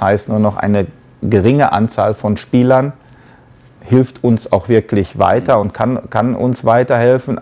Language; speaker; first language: German; native; German